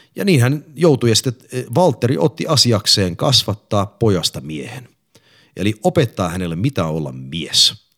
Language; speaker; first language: Finnish; early bilingual, heritage; English